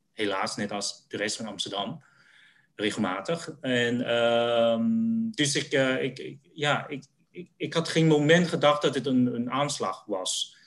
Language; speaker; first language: Dutch; early bilingual, other home language; Cantonese